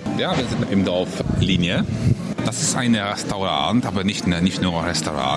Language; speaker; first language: German; non-native, learner; Polish